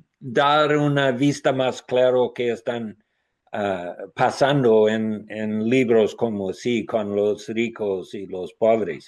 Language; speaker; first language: Spanish; non-native, learner; English